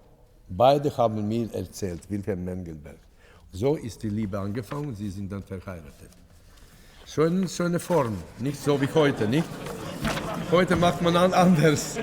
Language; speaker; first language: German; non-native, fluent; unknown